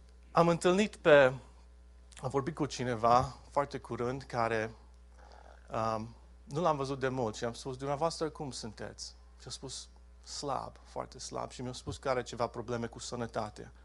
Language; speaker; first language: Romanian; native; Romanian